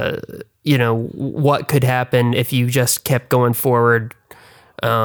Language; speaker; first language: English; native; English